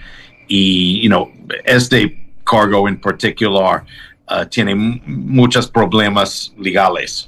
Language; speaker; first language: Spanish; non-native, learner; English